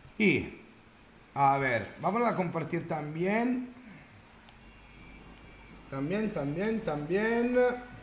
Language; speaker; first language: Spanish; non-native, learner; Italian